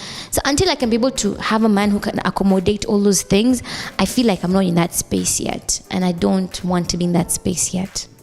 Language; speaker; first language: English; non-native, local second language; Swahili